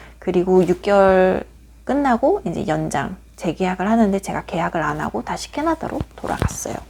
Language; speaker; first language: Korean; native; Korean